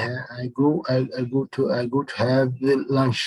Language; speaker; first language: English; non-native, learner; Portuguese